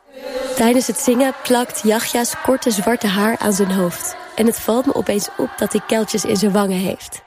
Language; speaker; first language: Dutch; native; Dutch